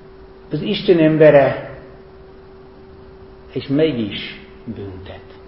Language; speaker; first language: Hungarian; non-native, fluent; English